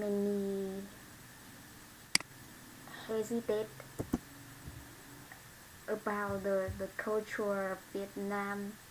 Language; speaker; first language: English; non-native, learner; Vietnamese